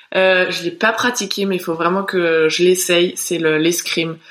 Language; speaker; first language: French; native; French